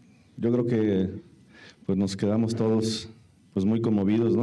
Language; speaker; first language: Spanish; native; Spanish